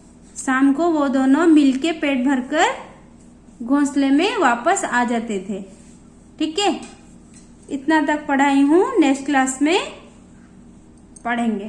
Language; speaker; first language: Hindi; non-native, local second language; Odia